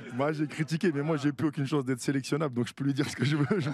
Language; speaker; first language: French; native; French